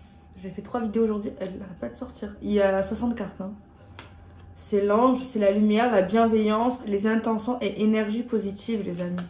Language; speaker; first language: French; native; French